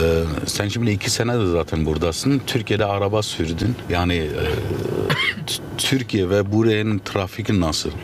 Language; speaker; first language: Turkish; early bilingual, other home language; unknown